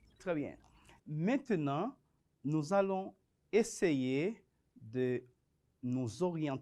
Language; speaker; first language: French; non-native, fluent; Spanish